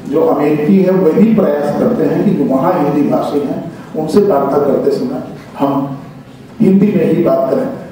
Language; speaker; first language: Hindi; native; Hindi